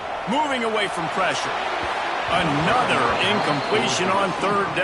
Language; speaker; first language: English; native; English